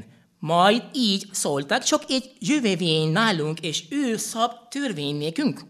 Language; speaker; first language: Hungarian; non-native, fluent; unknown